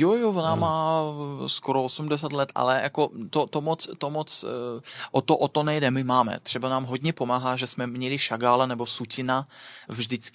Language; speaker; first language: Czech; non-native, fluent; Belarusian